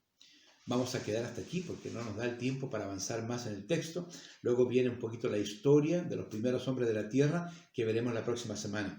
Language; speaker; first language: Spanish; native; Spanish